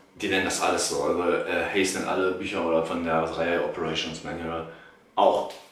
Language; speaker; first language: German; native; German